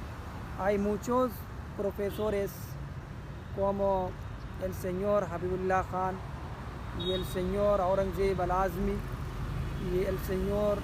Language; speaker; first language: Spanish; non-native, learner; Urdu